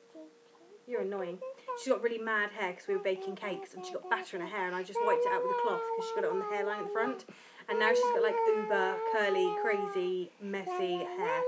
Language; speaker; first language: English; native; English